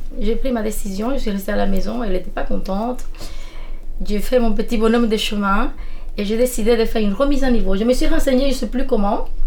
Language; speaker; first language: French; non-native, fluent; Spanish